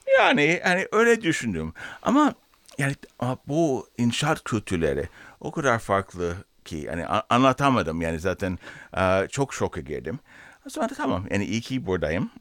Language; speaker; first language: Turkish; non-native, learner; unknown